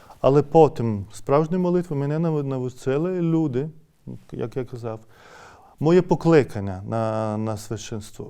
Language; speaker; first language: Ukrainian; non-native, fluent; Lithuanian